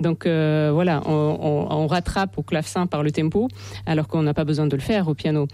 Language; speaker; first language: French; non-native, fluent; Russian